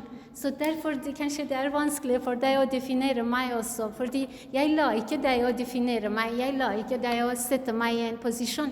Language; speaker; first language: Norwegian; non-native, learner; Kurdish